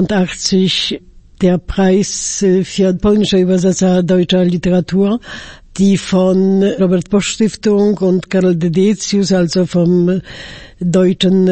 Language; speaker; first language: German; non-native, fluent; Polish